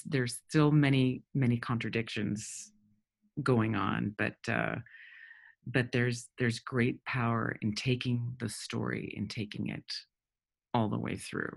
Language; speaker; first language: English; early bilingual, other home language; French